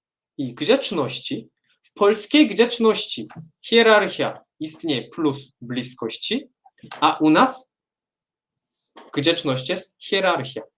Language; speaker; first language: Polish; non-native, fluent; Korean